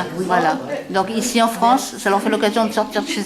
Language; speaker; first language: French; native; French